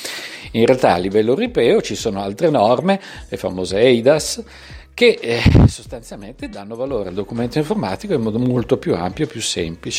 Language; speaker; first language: Italian; native; Italian